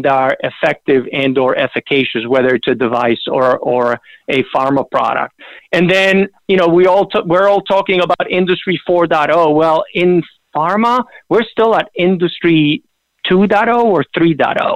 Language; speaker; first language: English; non-native, fluent; Spanish